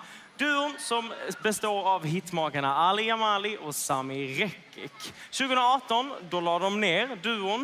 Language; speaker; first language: Swedish; native; Swedish